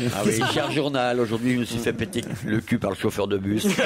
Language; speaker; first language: French; native; French